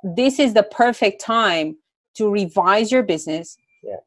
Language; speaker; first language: English; non-native, fluent; Romanian